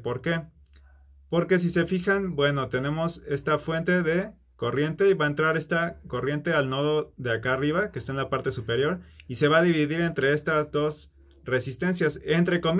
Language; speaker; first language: Spanish; native; Spanish